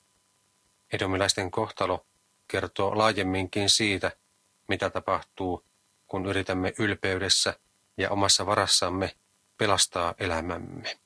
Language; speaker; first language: Finnish; native; Finnish